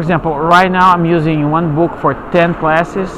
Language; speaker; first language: English; non-native, fluent; Portuguese